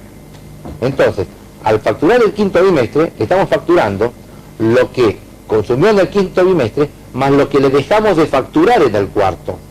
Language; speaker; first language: Spanish; native; Spanish